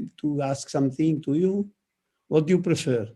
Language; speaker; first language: English; non-native, learner; Italian